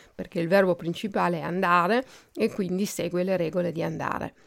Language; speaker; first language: Italian; native; Italian